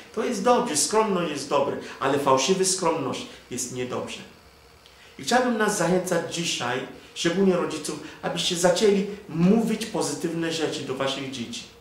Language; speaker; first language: Polish; non-native, fluent; Igbo